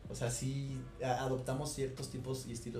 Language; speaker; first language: Spanish; native; Spanish